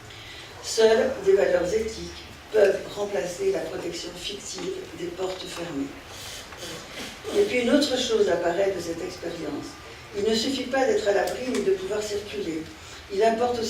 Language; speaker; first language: French; native; French